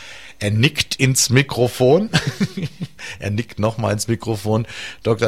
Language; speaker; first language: German; native; German